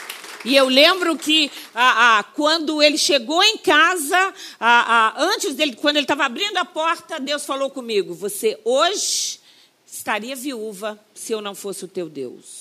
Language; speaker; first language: Portuguese; native; Portuguese